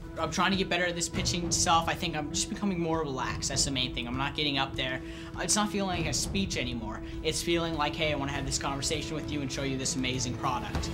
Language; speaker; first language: English; native; English